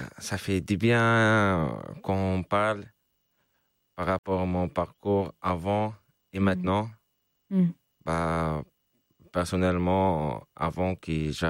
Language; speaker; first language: French; non-native, local second language; Arabic